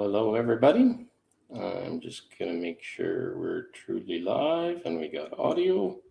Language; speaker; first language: English; native; English